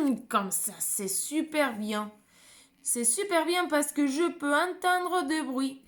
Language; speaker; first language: French; non-native, fluent; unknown